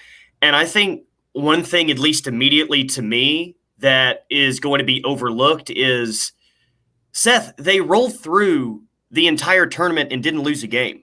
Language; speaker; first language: English; native; English